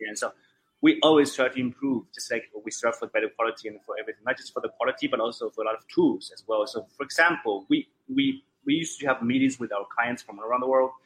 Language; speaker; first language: English; non-native, fluent; Chinese